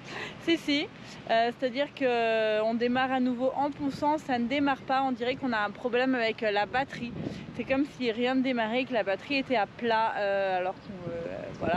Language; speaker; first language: French; native; French